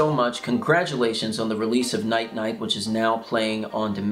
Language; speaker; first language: English; native; English